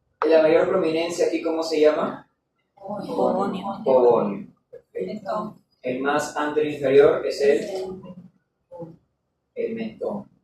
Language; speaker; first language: Spanish; native; Spanish